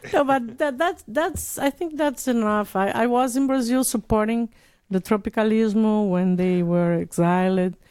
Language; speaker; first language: English; non-native, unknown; Portuguese